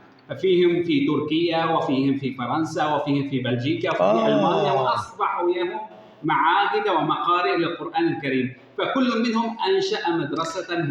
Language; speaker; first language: Arabic; native; Arabic